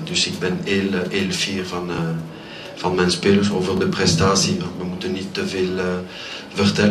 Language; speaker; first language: Dutch; non-native, local second language; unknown